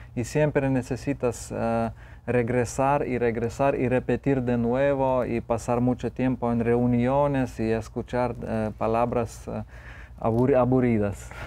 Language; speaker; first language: Spanish; non-native, learner; Lithuanian